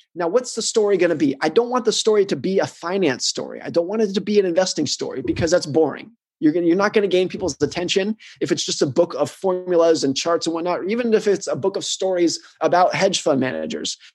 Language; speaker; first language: English; native; English